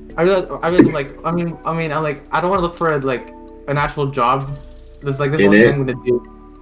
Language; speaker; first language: English; non-native, fluent; Filipino